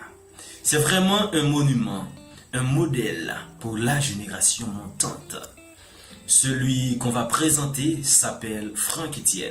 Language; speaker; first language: French; non-native, local second language; Haitian Creole